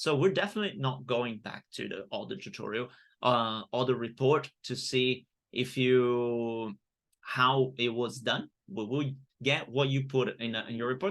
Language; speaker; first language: English; non-native, fluent; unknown